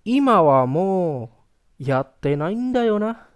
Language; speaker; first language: Japanese; non-native, fluent; Indonesian